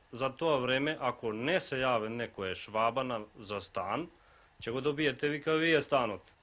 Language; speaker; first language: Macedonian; native; Macedonian